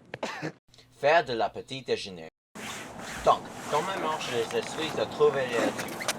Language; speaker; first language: French; non-native, learner; English